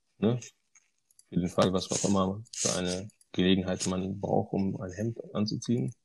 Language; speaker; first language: German; early bilingual, other home language; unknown